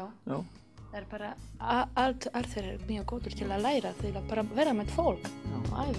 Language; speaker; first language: Icelandic; non-native, learner; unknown